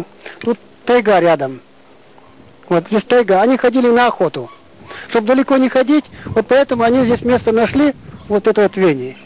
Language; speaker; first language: Russian; non-native, local second language; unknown